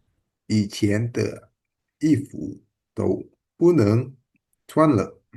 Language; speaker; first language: Chinese; non-native, learner; Indonesian